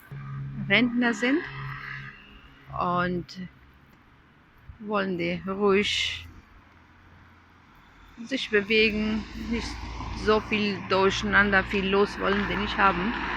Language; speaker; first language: German; non-native, fluent; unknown